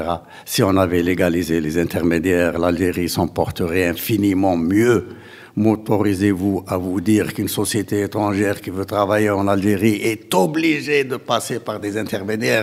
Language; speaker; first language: French; non-native, local second language; Arabic